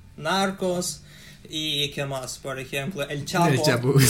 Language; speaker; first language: Spanish; non-native, fluent; Russian